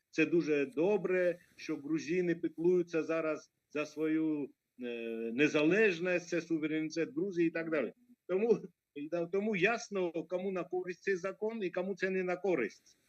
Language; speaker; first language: Ukrainian; non-native, fluent; Georgian